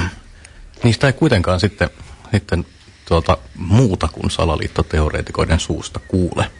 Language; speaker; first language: Finnish; native; Finnish